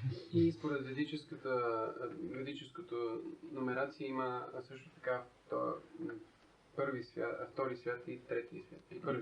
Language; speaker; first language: Bulgarian; native; Bulgarian